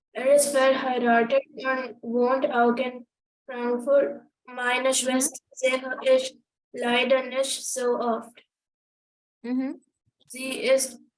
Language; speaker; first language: German; non-native, learner; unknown